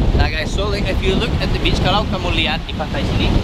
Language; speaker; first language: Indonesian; non-native, fluent; English